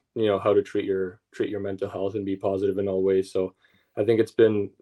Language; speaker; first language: English; early bilingual, other home language; Russian